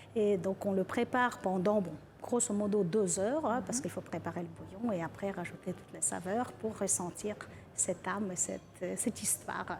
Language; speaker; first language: French; non-native, fluent; Ukrainian